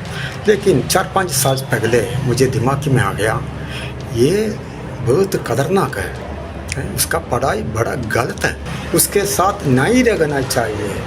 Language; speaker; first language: Hindi; non-native, local second language; Malayalam